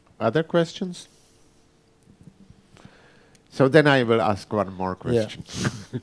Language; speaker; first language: English; non-native, fluent; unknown